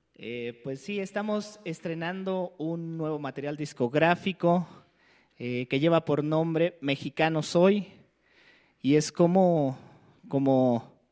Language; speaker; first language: Spanish; non-native, local second language; Nahuatl languages